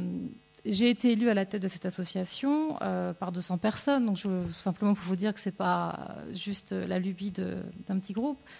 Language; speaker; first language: French; native; French